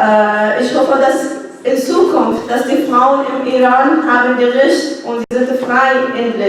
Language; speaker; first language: German; non-native, learner; Arabic